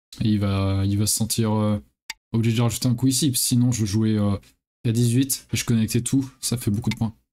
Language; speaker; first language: French; native; French